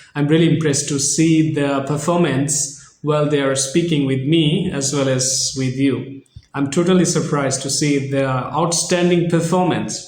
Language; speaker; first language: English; non-native, fluent; Bangla